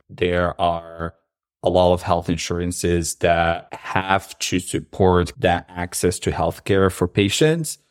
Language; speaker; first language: English; non-native, fluent; Arabic